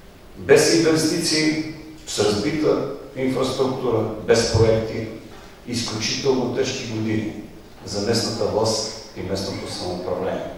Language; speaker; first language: Bulgarian; native; Bulgarian